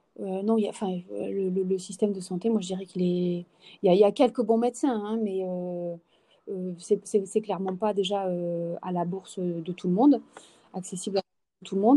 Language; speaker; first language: French; native; French